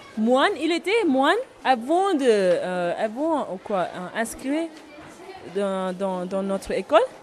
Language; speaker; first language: French; non-native, learner; Tibetan